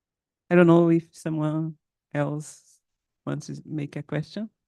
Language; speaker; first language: English; non-native, learner; Portuguese